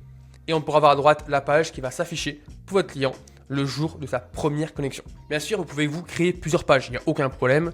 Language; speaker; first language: French; native; French